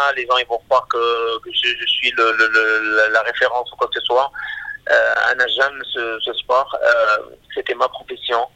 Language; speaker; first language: French; non-native, local second language; Arabic